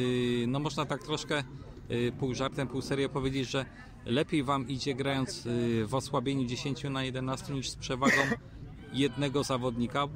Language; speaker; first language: Polish; native; Polish